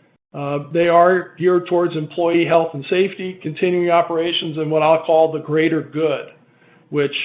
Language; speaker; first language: English; native; English